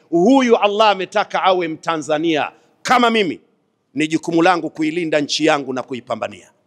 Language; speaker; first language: Swahili; native; Swahili